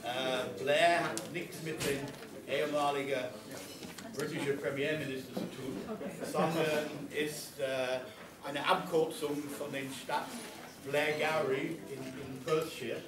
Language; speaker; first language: German; non-native, fluent; English